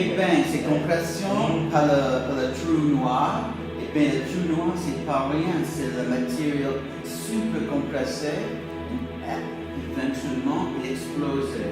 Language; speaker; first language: French; non-native, learner; English